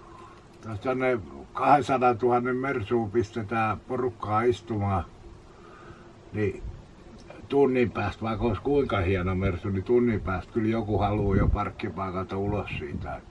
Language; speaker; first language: Finnish; native; Finnish